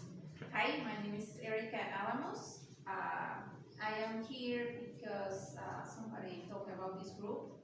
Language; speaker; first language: English; non-native, learner; Spanish